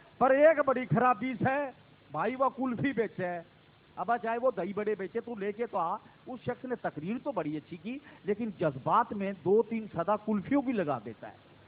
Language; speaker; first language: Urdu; native; Urdu